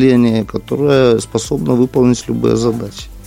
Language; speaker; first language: Russian; native; Russian